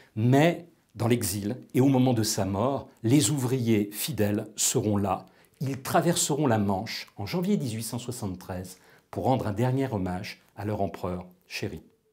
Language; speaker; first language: French; native; French